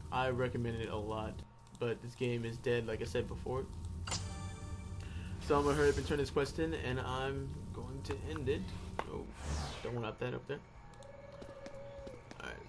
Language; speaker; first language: English; native; English